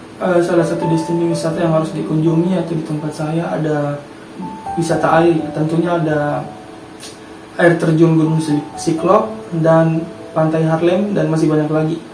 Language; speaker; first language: Indonesian; native; Indonesian